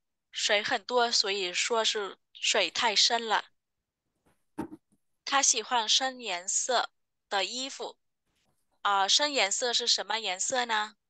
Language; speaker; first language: Chinese; non-native, fluent; Vietnamese